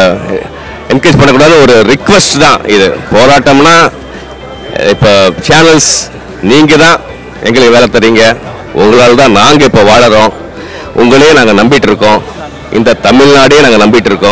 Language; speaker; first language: Tamil; non-native, local second language; Telugu